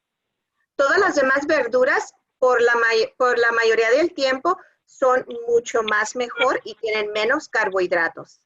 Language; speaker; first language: Spanish; early bilingual, other home language; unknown